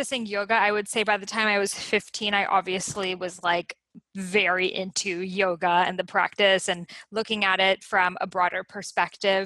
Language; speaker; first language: English; early bilingual, other home language; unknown